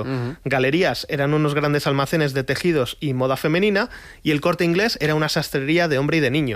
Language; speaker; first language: Spanish; native; Spanish